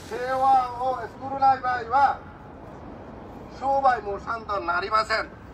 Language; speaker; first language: Japanese; non-native, fluent; Rohingya